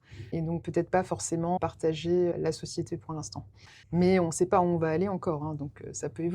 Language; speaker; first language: French; native; French